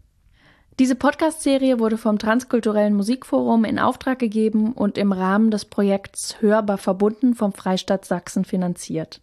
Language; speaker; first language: German; native; German